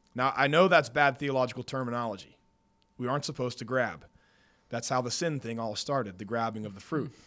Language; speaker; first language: English; native; English